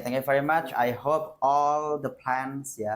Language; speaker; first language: English; non-native, fluent; Indonesian